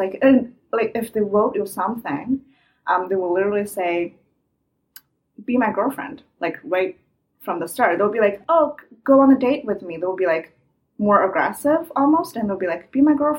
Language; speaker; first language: English; non-native, fluent; Chinese